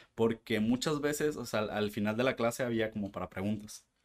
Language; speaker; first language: Spanish; native; Spanish